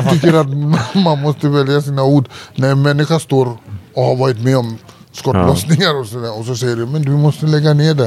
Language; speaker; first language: Swedish; early bilingual, other home language; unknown